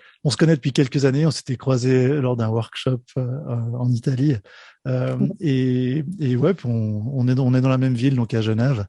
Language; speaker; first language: French; native; French